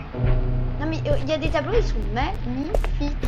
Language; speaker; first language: French; native; French